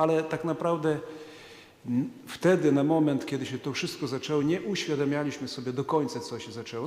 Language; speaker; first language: Polish; non-native, fluent; Ukrainian